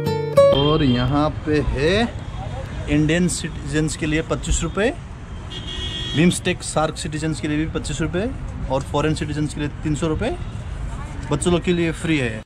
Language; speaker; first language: Hindi; non-native, local second language; Manipuri